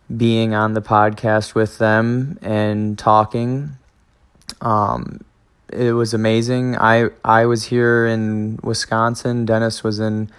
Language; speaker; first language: English; native; English